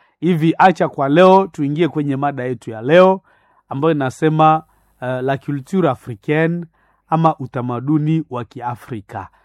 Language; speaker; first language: Swahili; non-native, local second language; Nande